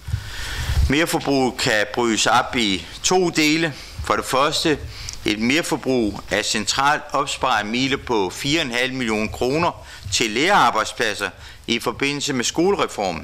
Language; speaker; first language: Danish; native; Danish